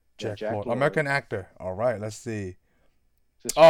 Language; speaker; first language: English; non-native, local second language; Cantonese